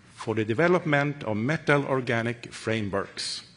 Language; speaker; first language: English; non-native, fluent; Swedish